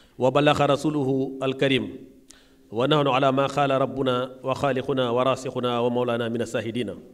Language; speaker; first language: Wolof; native; Wolof